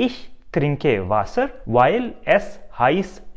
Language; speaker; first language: German; non-native, fluent; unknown